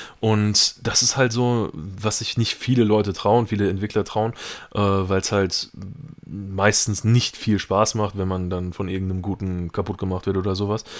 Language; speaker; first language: German; native; German